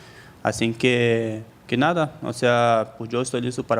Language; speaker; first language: Spanish; native; Spanish